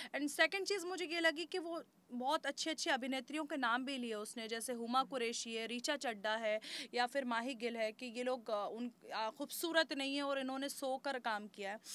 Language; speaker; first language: Hindi; native; Hindi